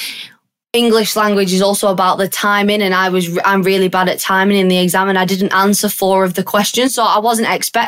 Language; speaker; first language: English; native; English